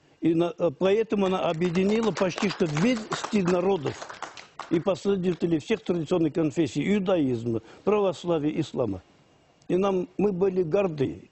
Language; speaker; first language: Russian; non-native, local second language; Tatar